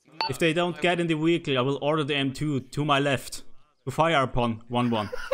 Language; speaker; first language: English; non-native, fluent; German